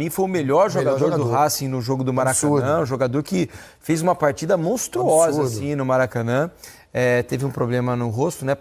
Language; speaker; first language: Portuguese; native; Portuguese